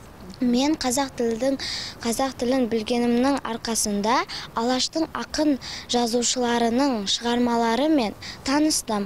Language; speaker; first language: Kazakh; non-native, local second language; Uzbek